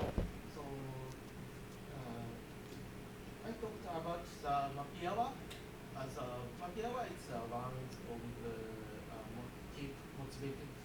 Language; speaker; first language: English; non-native, learner; Japanese